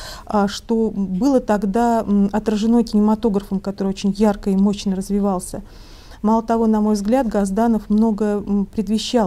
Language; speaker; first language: Russian; native; Russian